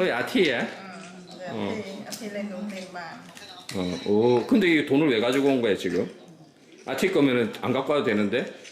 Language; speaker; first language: Korean; native; Korean